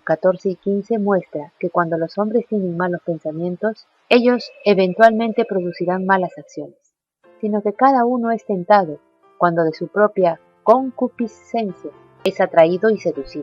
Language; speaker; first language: Spanish; native; Spanish